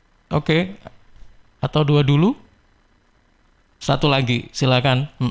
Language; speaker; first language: Indonesian; native; Indonesian